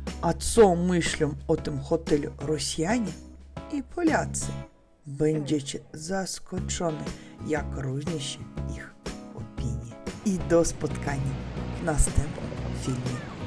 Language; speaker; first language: Polish; non-native, learner; Russian